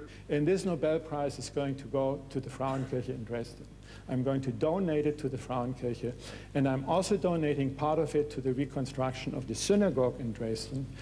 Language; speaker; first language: English; non-native, fluent; German